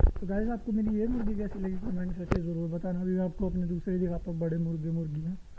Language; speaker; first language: Hindi; non-native, local second language; Punjabi